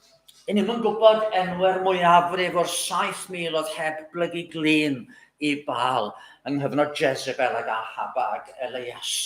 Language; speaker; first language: Welsh; native; Welsh